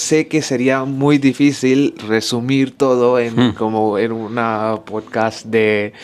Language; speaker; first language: Spanish; non-native, learner; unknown